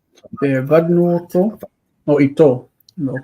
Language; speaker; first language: Hebrew; non-native, fluent; English